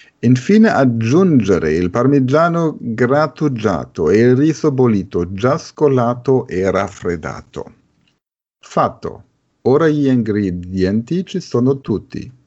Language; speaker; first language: Italian; non-native, fluent; German